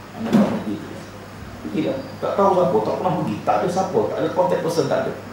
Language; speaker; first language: Malay; native; Malay